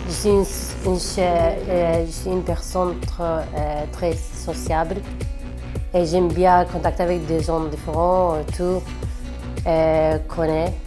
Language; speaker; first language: French; non-native, learner; Arabic